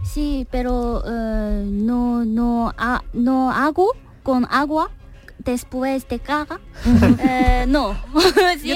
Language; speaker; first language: Spanish; non-native, learner; Korean